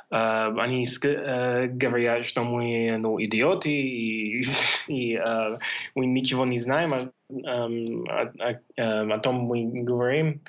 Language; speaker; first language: Russian; non-native, fluent; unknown